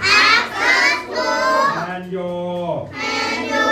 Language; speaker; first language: English; non-native, learner; Thai